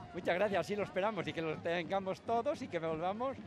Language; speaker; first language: Spanish; native; Spanish